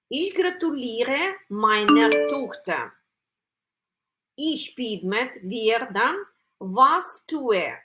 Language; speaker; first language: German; non-native, fluent; Ukrainian